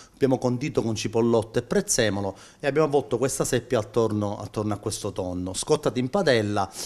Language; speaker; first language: Italian; native; Italian